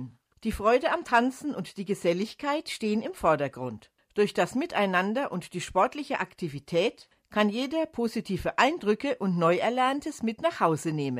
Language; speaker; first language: German; native; German